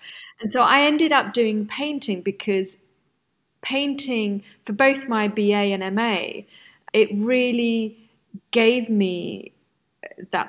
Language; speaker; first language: English; non-native, local second language; Bangla